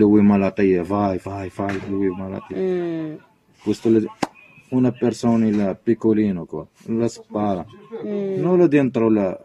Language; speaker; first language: Italian; non-native, learner; Arabic